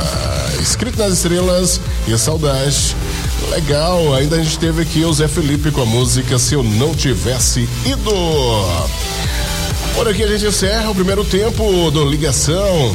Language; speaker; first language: Portuguese; native; Portuguese